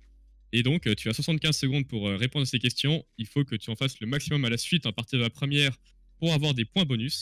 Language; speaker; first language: French; native; French